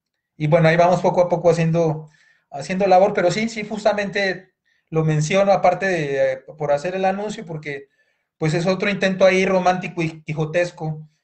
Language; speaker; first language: Spanish; native; Spanish